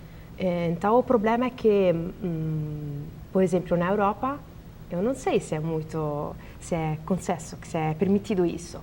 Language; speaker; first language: Portuguese; non-native, learner; Italian